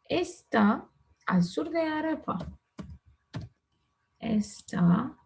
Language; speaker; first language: Spanish; non-native, fluent; Turkish